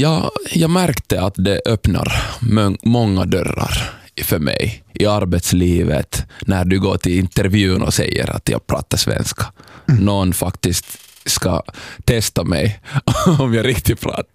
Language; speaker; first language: Swedish; non-native, local second language; Somali